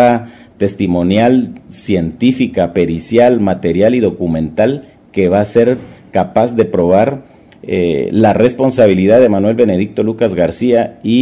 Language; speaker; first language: Spanish; native; Spanish